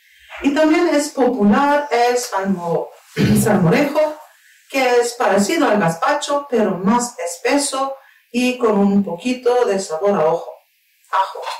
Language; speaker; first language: Spanish; non-native, fluent; Turkish